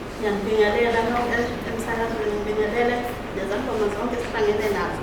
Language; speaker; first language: Zulu; non-native, local second language; Xhosa